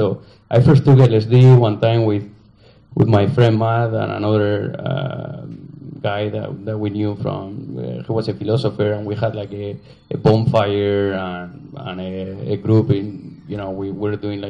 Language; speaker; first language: English; non-native, fluent; Spanish